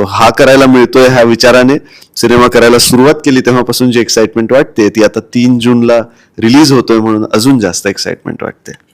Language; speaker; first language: Marathi; native; Marathi